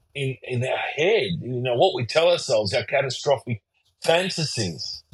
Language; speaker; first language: English; early bilingual, other home language; German